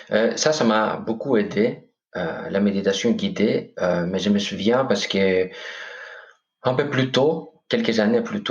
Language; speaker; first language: French; non-native, fluent; Greek